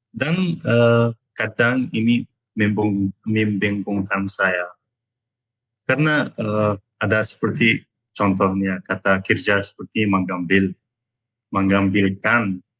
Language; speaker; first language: Indonesian; non-native, learner; Persian